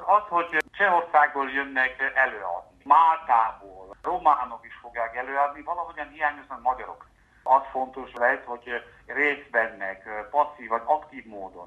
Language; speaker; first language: Hungarian; early bilingual, heritage; Hungarian